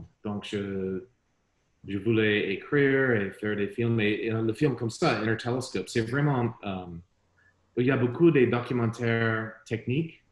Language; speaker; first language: French; non-native, learner; English